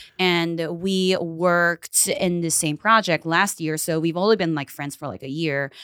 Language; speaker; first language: English; early bilingual, other home language; Japanese